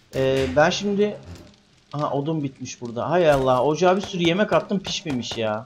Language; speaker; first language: Turkish; native; Turkish